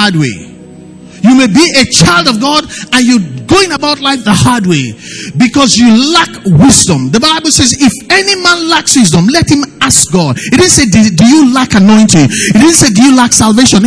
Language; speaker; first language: English; non-native, local second language; Yoruba